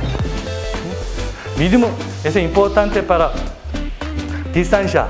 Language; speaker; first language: Spanish; non-native, learner; Korean